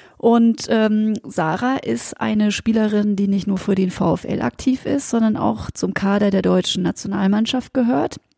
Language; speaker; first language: German; native; German